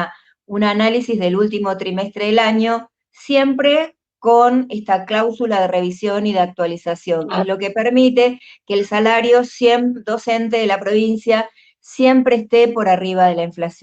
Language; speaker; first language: Spanish; native; Spanish